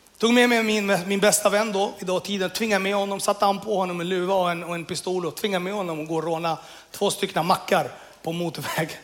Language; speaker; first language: Swedish; early bilingual, other home language; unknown